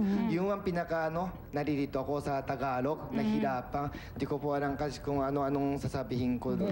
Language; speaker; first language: Filipino; non-native, learner; Japanese